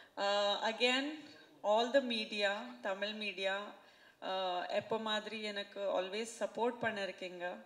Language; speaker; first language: Tamil; non-native, fluent; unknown